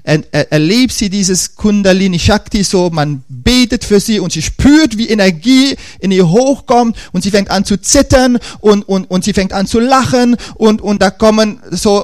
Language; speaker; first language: German; non-native, fluent; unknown